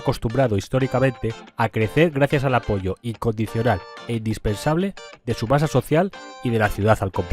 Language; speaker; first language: Spanish; native; Spanish